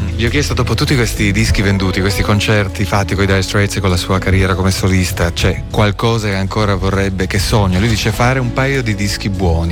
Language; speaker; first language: Italian; native; Italian